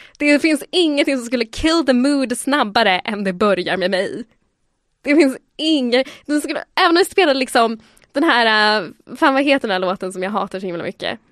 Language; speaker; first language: Swedish; early bilingual, other home language; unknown